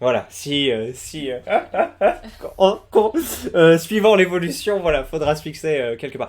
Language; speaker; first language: French; native; French